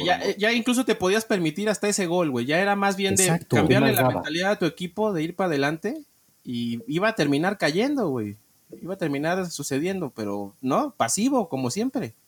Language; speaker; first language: Spanish; native; Spanish